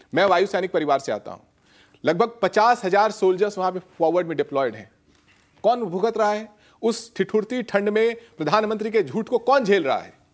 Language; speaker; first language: Hindi; native; Hindi